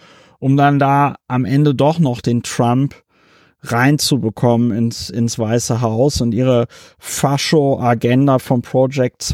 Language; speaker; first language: German; native; German